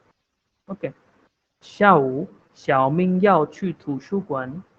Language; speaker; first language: Chinese; non-native, fluent; Hindi